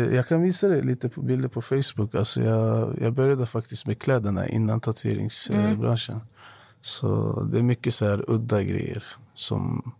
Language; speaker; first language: Swedish; non-native, fluent; Arabic